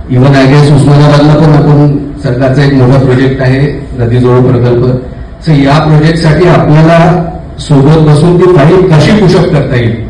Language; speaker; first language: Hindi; non-native, local second language; Marathi